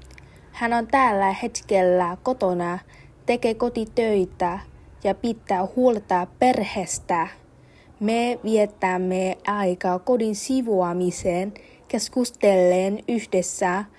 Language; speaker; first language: Finnish; non-native, learner; Vietnamese